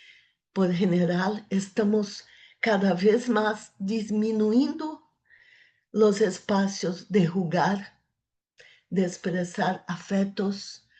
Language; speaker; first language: Spanish; non-native, fluent; Portuguese